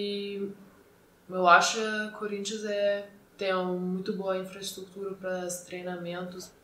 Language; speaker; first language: Portuguese; non-native, fluent; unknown